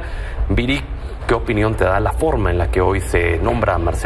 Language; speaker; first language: Spanish; native; Spanish